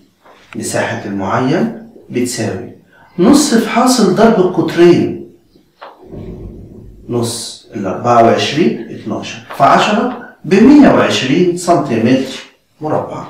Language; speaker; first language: Arabic; native; Arabic